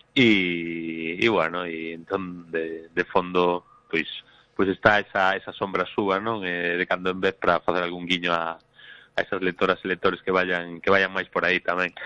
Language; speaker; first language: Galician; native; Galician